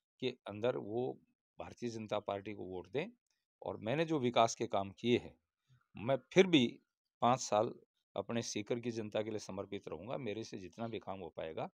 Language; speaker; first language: Hindi; native; Hindi